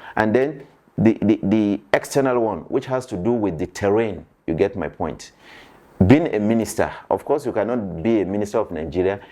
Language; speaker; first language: English; non-native, local second language; Yoruba